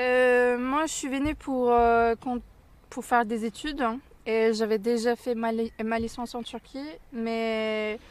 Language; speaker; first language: French; non-native, fluent; Turkish